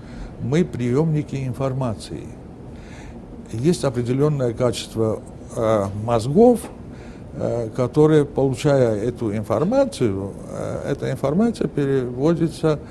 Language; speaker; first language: Russian; non-native, fluent; Armenian